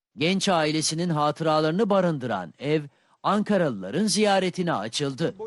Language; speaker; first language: Turkish; native; Turkish